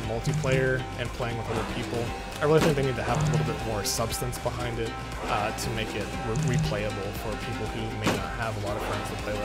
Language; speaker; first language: English; native; English